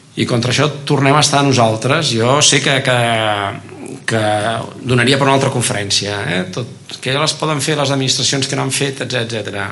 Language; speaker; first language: Catalan; native; Catalan